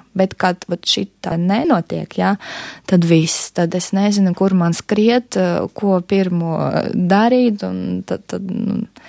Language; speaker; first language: Latvian; non-native, local second language; Russian